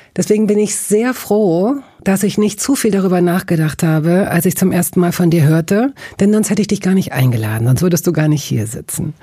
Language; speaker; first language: German; native; German